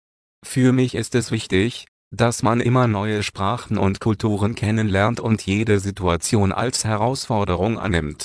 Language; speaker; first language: German; non-native, learner; Bulgarian